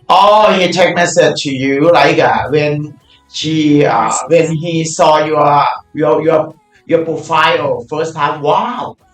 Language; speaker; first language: English; non-native, learner; Thai